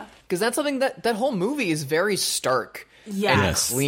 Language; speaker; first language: English; native; English